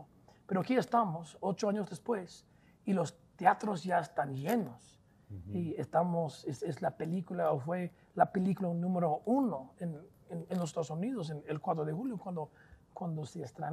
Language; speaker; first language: Spanish; non-native, fluent; English